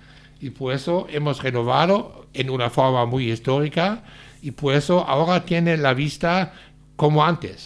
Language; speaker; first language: Spanish; non-native, fluent; German